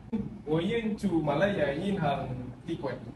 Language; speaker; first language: Chinese; non-native, learner; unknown